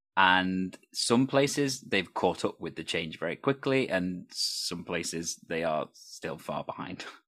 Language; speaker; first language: English; native; English